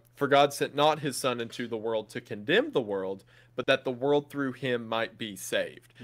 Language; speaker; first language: English; native; English